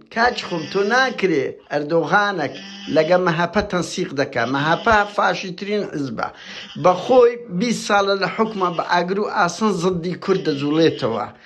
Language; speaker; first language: Central Kurdish; native; Central Kurdish